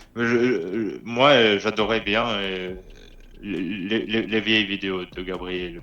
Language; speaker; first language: French; non-native, learner; Russian